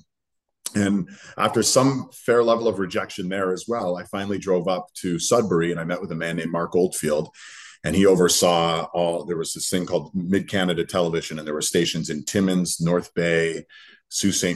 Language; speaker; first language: English; native; English